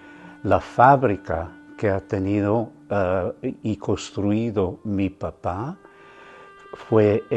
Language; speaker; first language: Spanish; non-native, fluent; German